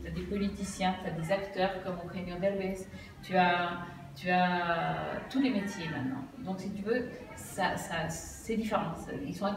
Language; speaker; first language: French; early bilingual, heritage; French